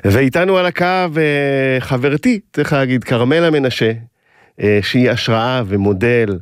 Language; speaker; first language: Hebrew; native; Hebrew